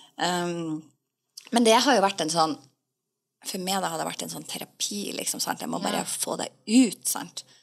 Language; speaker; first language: Norwegian; native; Norwegian